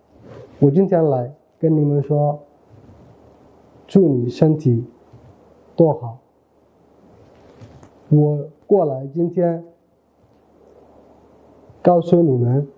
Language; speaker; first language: Chinese; non-native, learner; Somali